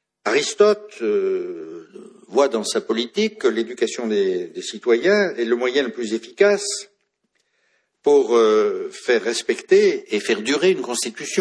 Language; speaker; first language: French; native; French